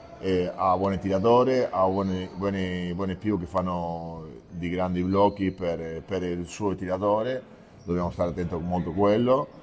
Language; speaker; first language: Italian; non-native, fluent; Spanish